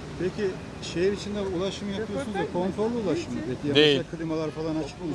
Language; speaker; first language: Turkish; native; Turkish